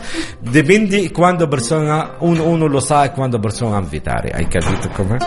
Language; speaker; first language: Italian; non-native, learner; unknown